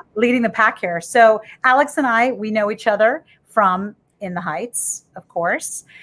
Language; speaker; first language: English; native; English